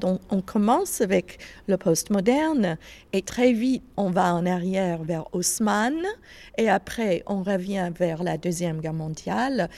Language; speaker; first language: French; non-native, fluent; English